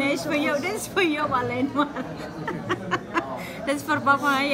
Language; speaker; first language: Dutch; non-native, learner; Indonesian